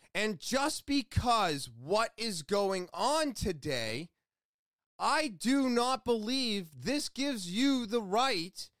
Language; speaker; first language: English; native; English